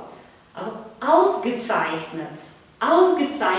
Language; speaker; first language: German; non-native, fluent; Belarusian